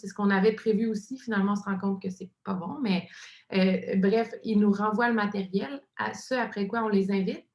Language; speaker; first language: French; native; French